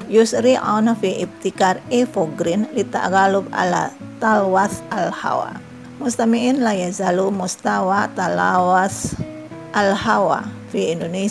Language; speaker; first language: Arabic; non-native, fluent; Indonesian